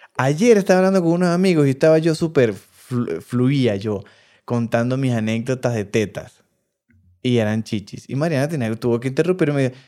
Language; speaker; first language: Spanish; native; Spanish